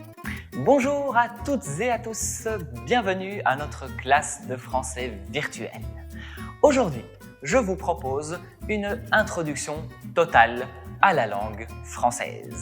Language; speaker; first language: French; non-native, fluent; Spanish